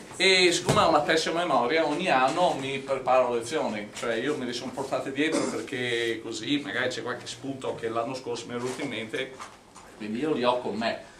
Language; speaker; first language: Italian; non-native, fluent; English